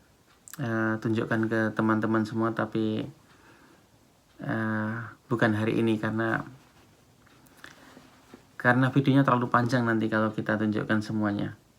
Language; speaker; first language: Indonesian; non-native, local second language; Javanese